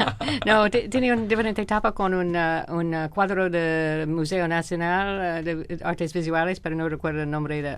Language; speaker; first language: Spanish; non-native, fluent; English